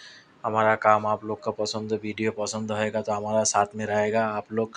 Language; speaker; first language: Hindi; non-native, learner; Bangla